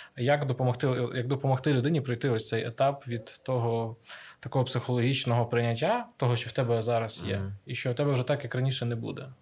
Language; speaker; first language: Ukrainian; native; Ukrainian